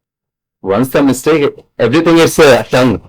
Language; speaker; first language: Telugu; non-native, learner; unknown